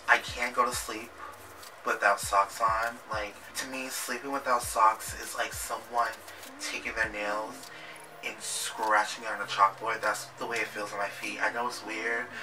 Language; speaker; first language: English; native; English